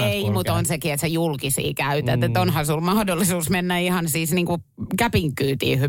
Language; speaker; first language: Finnish; native; Finnish